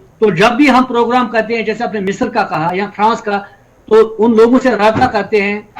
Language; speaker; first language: Urdu; non-native, local second language; Kashmiri